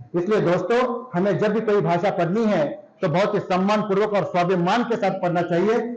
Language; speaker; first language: Hindi; non-native, local second language; Marathi